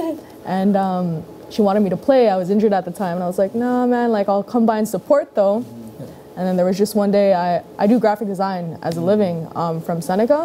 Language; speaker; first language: English; early bilingual, other home language; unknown